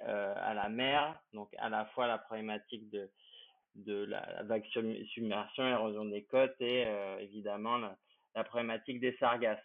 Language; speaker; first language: French; native; French